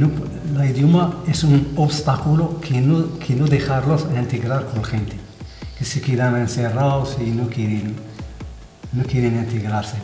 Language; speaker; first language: Spanish; non-native, fluent; Arabic